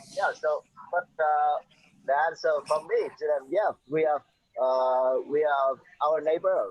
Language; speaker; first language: English; non-native, fluent; Vietnamese